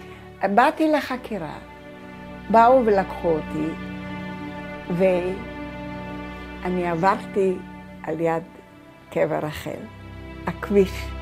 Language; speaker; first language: Hebrew; early bilingual, other home language; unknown